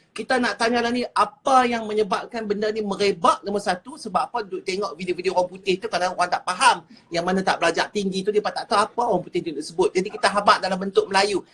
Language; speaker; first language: Malay; native; Malay